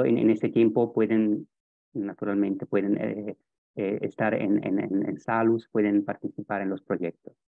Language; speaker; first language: Spanish; non-native, fluent; Italian